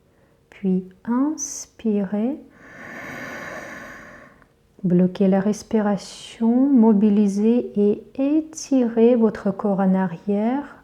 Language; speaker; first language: French; native; French